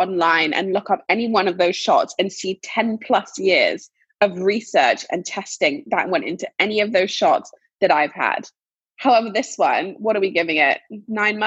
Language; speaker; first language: English; native; English